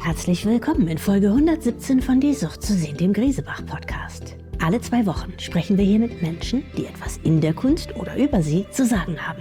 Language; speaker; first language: German; native; German